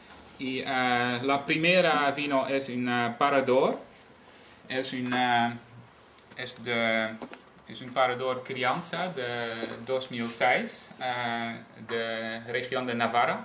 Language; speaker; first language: Spanish; non-native, learner; Dutch